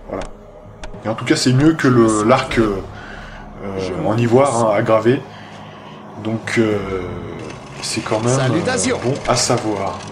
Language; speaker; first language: French; native; French